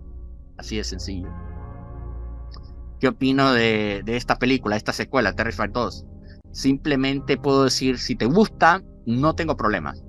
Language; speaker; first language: Spanish; native; Spanish